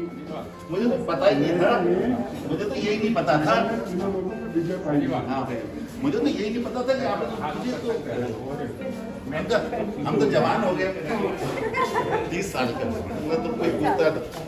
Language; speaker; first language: Hindi; native; Hindi